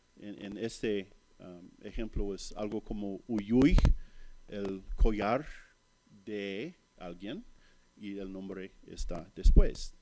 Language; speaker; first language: Spanish; non-native, fluent; English